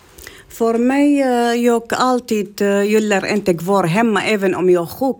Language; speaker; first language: Swedish; non-native, learner; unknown